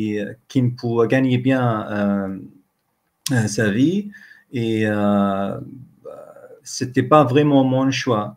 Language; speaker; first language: French; non-native, fluent; Arabic